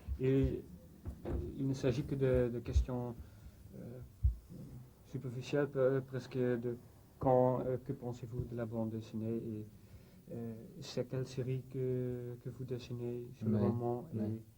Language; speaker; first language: French; non-native, fluent; Dutch